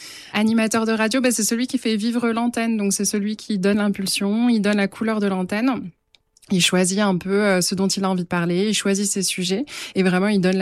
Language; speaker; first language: French; native; French